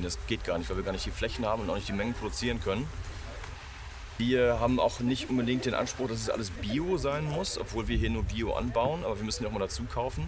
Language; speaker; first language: German; native; German